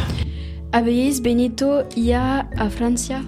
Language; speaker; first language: Spanish; non-native, learner; French